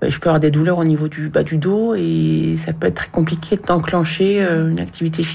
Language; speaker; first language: French; native; French